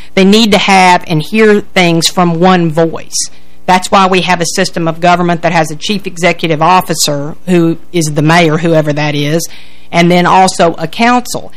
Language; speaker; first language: English; native; English